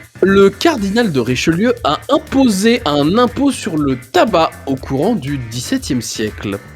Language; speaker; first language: French; native; French